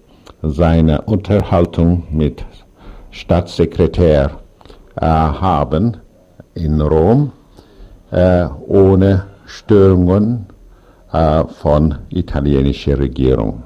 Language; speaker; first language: German; non-native, learner; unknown